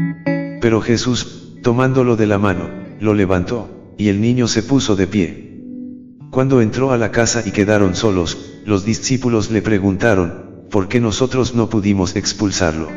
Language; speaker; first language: Spanish; native; Spanish